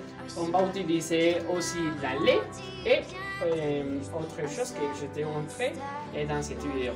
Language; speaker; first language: French; non-native, learner; Spanish